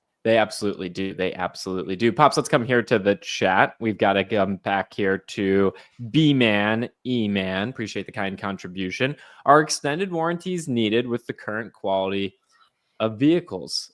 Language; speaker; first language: English; native; English